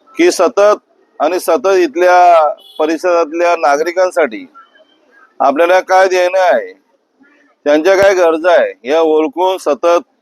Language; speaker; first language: Marathi; native; Marathi